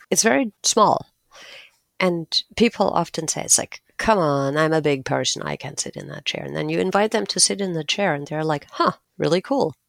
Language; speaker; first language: English; non-native, fluent; German